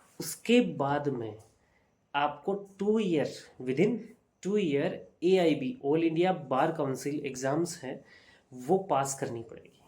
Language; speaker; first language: Hindi; native; Hindi